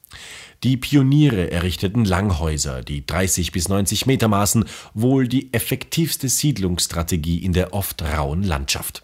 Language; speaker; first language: German; native; German